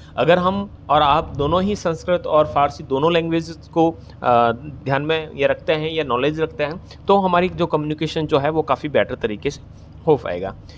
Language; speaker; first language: Hindi; native; Hindi